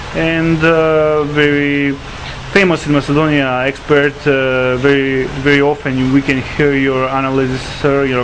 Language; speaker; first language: English; non-native, learner; Macedonian